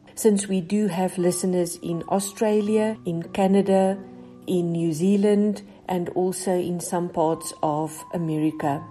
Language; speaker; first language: English; non-native, local second language; Afrikaans